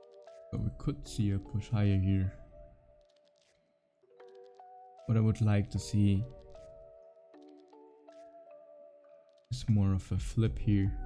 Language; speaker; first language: English; non-native, fluent; German